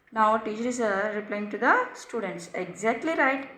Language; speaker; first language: Hindi; non-native, local second language; Telugu